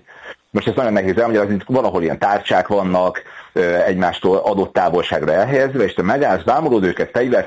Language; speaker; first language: Hungarian; native; Hungarian